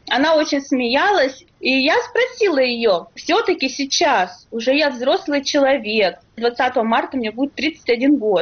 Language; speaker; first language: Russian; native; Russian